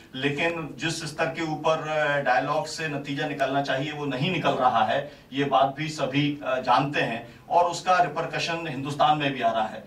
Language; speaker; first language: Hindi; native; Hindi